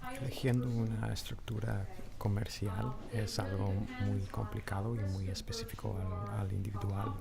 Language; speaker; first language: Spanish; non-native, fluent; English